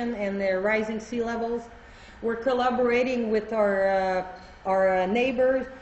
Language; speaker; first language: English; non-native, fluent; French